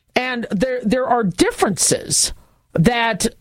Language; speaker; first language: English; native; English